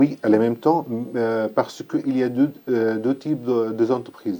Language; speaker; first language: French; non-native, learner; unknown